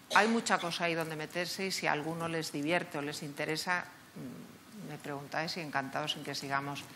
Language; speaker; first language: Spanish; native; Spanish